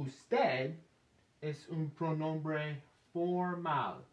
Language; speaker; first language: Spanish; non-native, learner; English